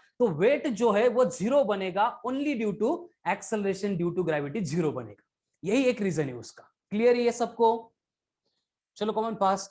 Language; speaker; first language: Hindi; non-native, local second language; Marathi